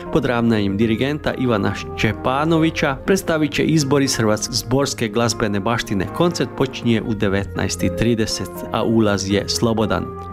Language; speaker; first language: Croatian; early bilingual, heritage; Croatian